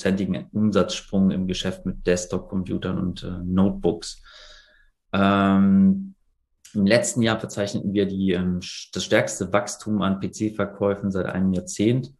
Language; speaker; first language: German; native; German